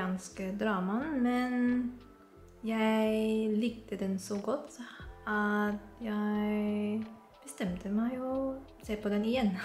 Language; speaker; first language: Norwegian; non-native, learner; Filipino